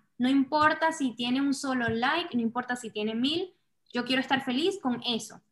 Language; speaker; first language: Spanish; native; Spanish